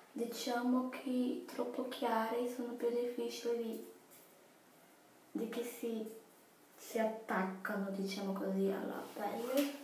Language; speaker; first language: Italian; non-native, fluent; Portuguese